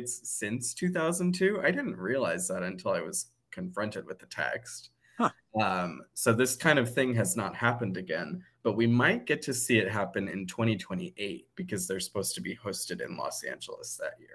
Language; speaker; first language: English; native; English